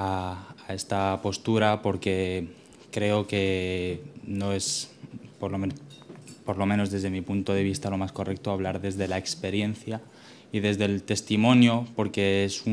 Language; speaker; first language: Spanish; native; Spanish